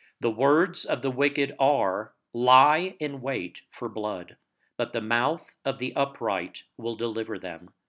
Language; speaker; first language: English; native; English